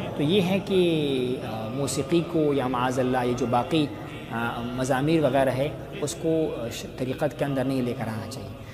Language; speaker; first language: Urdu; non-native, local second language; Pashto